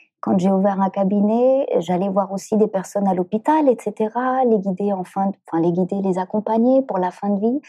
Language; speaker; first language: French; native; French